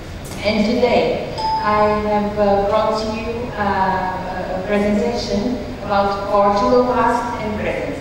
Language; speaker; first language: English; non-native, fluent; Portuguese